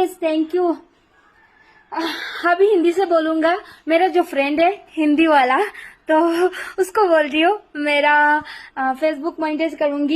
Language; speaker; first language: Hindi; non-native, learner; Bangla